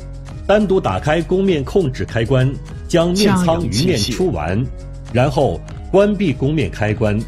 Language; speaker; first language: Chinese; native; Chinese